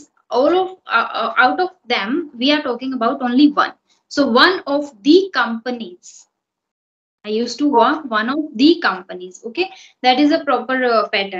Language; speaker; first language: English; non-native, fluent; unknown